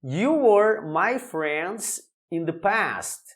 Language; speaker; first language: English; non-native, fluent; Portuguese